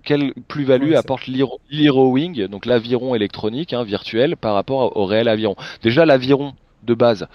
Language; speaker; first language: French; native; French